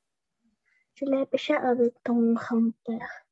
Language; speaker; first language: French; non-native, learner; Russian